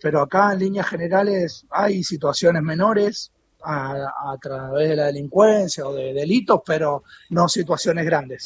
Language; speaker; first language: Spanish; native; Spanish